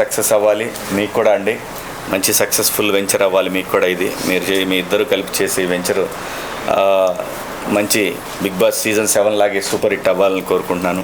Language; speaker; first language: Telugu; native; Telugu